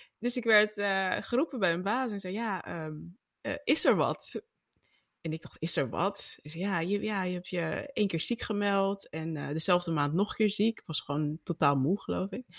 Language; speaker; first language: Dutch; native; Dutch